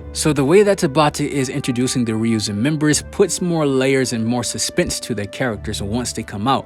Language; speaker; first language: English; native; English